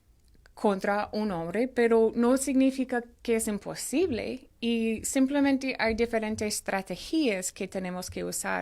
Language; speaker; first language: Spanish; non-native, fluent; English